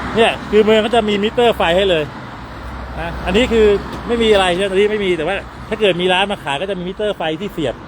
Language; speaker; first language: Thai; native; Thai